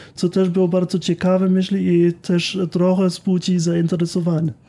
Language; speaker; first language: Polish; non-native, fluent; German